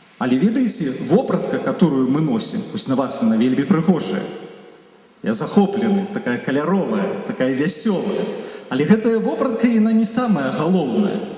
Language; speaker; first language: Belarusian; native; Belarusian